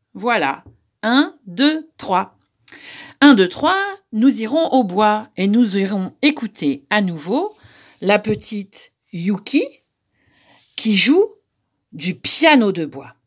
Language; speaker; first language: French; native; French